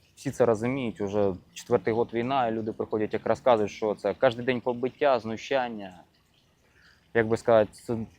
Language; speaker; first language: Ukrainian; native; Ukrainian